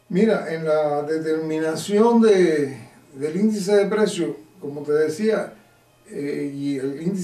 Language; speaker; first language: Spanish; native; Spanish